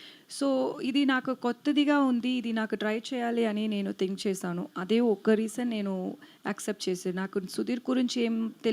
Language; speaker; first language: Telugu; non-native, learner; Tamil